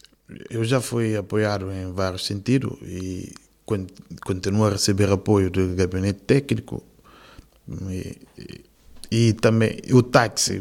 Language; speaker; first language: Portuguese; non-native, local second language; Kabuverdianu